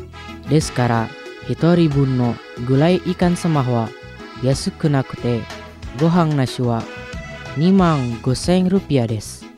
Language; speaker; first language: Japanese; non-native, fluent; Indonesian